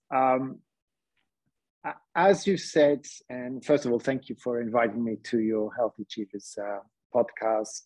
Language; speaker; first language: English; non-native, fluent; Dutch